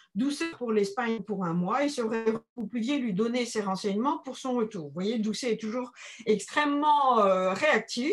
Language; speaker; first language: French; native; French